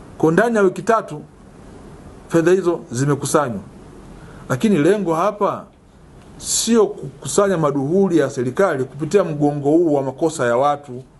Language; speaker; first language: Swahili; native; Swahili